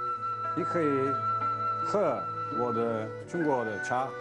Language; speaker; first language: Chinese; non-native, learner; Slovak